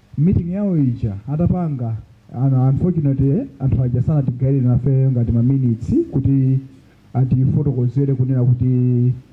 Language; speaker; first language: Nyanja; non-native, local second language; Tumbuka